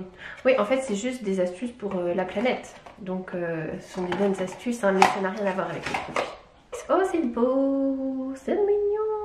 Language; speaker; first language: French; native; French